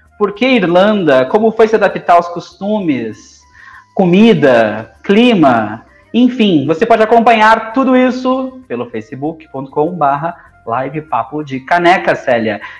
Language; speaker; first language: Portuguese; native; Portuguese